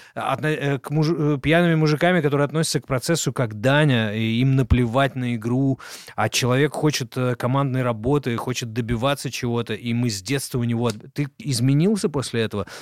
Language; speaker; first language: Russian; native; Russian